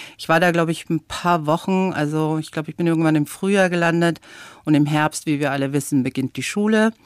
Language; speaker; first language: German; early bilingual, other home language; English